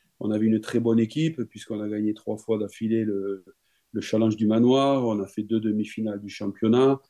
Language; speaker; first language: French; native; French